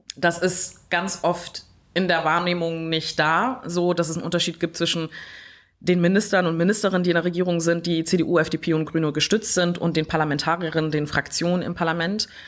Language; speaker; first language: German; early bilingual, other home language; French